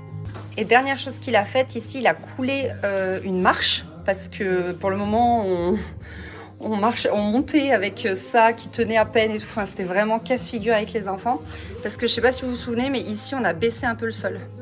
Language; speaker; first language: French; native; French